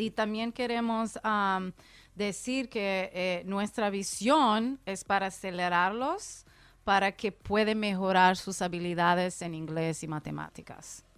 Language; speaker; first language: Spanish; early bilingual, heritage; Spanish